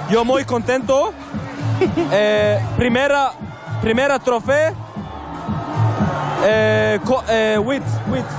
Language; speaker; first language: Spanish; non-native, learner; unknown